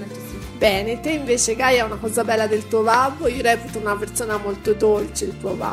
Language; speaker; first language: Italian; native; Italian